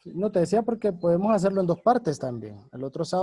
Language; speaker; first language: Spanish; native; Spanish